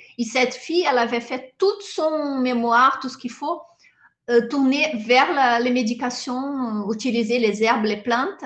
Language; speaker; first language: French; non-native, fluent; Portuguese